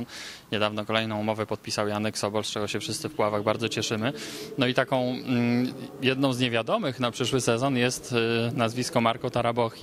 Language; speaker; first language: Polish; native; Polish